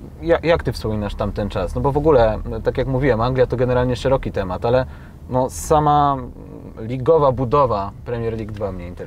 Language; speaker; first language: Polish; native; Polish